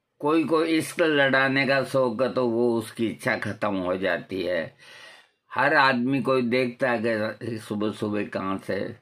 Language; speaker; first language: Hindi; non-native, local second language; Marwari